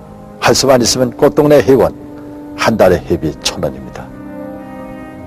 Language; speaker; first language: Korean; native; Korean